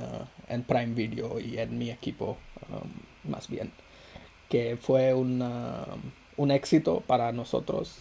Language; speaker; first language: Spanish; non-native, fluent; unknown